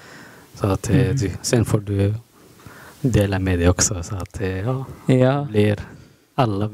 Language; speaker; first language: Swedish; non-native, learner; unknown